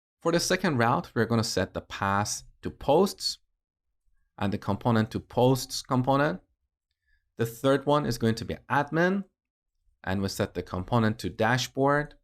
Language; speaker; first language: English; native; English